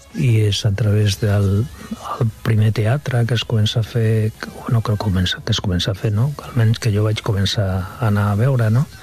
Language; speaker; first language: Catalan; non-native, local second language; Spanish